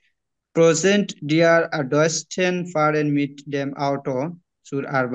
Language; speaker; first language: German; non-native, learner; Bangla